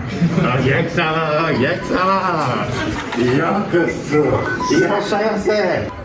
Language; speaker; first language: Japanese; non-native, learner; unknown